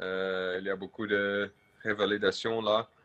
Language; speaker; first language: French; non-native, local second language; Dutch